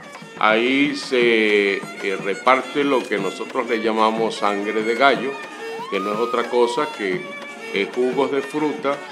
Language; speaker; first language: Spanish; native; Spanish